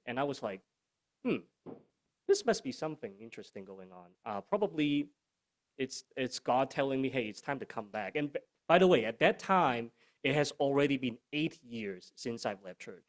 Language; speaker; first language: English; non-native, local second language; Cantonese